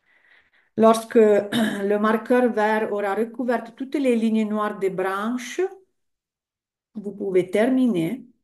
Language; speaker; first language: French; non-native, fluent; Italian